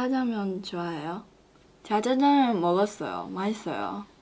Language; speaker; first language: Korean; non-native, learner; Chinese